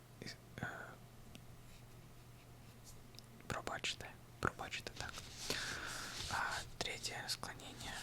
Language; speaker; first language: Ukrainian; non-native, learner; Russian